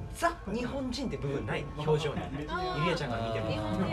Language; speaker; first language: Japanese; native; Japanese